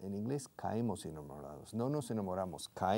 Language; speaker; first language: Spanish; non-native, fluent; English